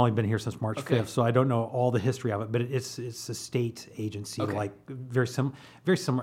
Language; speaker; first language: English; native; English